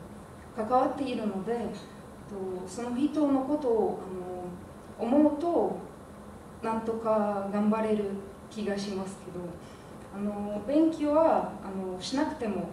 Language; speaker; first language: Japanese; non-native, fluent; Arabic